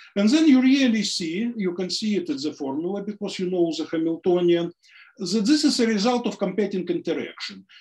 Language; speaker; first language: English; non-native, fluent; Russian